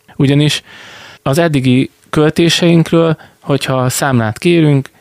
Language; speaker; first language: Hungarian; native; Hungarian